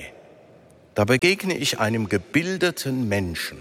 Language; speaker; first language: German; native; German